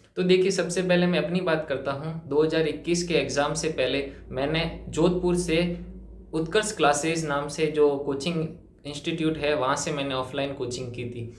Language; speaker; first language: Hindi; native; Hindi